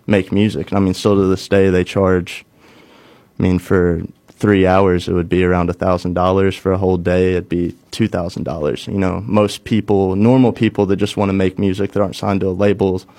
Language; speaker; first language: English; native; English